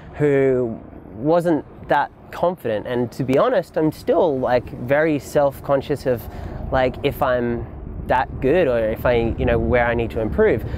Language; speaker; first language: English; native; English